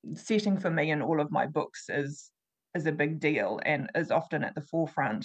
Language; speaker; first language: English; native; English